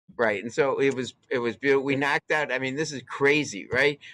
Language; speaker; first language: English; native; English